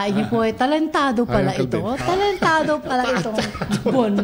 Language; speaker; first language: Filipino; native; Filipino